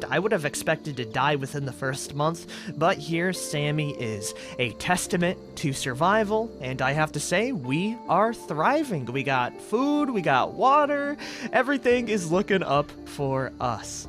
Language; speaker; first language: English; native; English